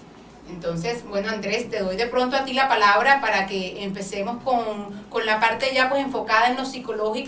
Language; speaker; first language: Spanish; native; Spanish